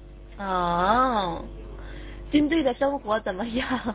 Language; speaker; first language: Chinese; native; Chinese